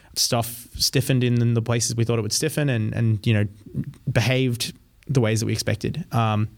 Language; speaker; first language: English; native; English